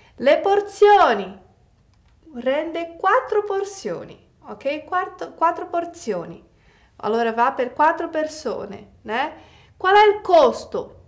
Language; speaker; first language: Italian; non-native, fluent; Portuguese